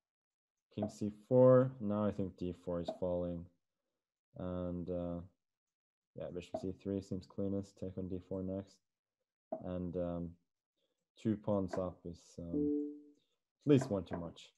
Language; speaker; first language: English; non-native, fluent; Norwegian